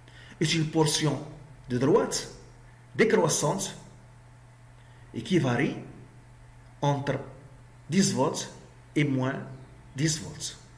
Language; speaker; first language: French; non-native, local second language; Arabic